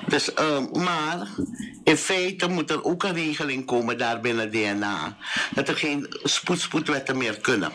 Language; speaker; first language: Dutch; native; Dutch